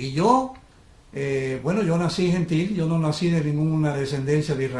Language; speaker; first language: Spanish; native; Spanish